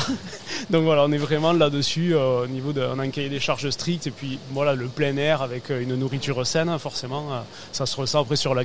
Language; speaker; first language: French; native; French